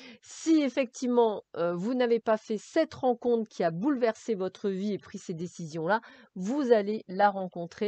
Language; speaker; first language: French; native; French